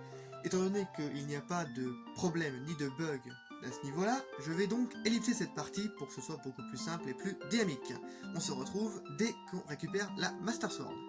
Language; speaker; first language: French; native; French